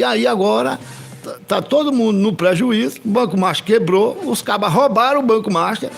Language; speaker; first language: Portuguese; native; Portuguese